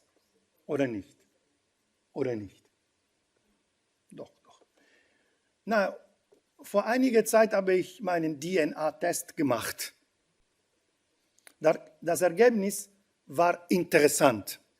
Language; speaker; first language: German; non-native, fluent; Italian